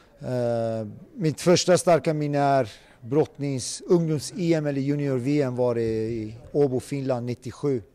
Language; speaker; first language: Swedish; early bilingual, other home language; Persian